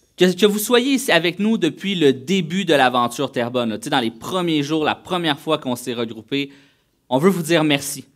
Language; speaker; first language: French; native; French